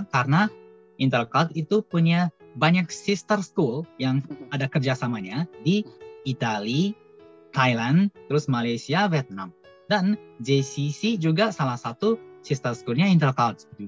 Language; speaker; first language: Indonesian; non-native, fluent; Japanese